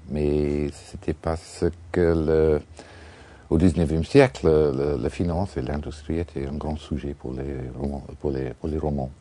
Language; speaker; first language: French; non-native, fluent; English